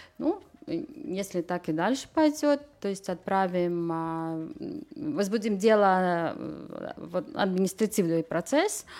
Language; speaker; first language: Russian; non-native, local second language; Latvian